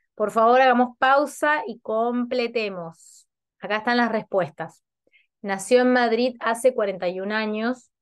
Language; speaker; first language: Spanish; native; Spanish